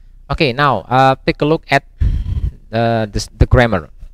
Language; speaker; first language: English; non-native, fluent; Indonesian